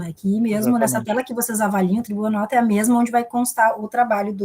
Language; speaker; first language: Portuguese; native; Portuguese